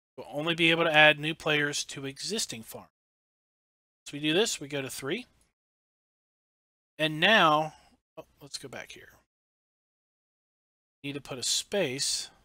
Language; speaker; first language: English; native; English